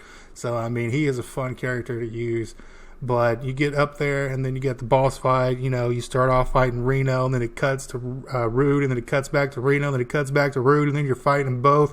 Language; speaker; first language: English; native; English